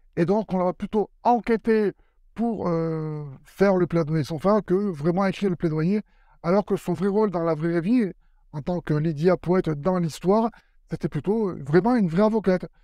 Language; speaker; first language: French; native; French